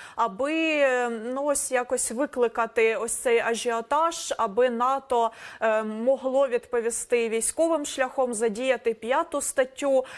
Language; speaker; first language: Ukrainian; native; Ukrainian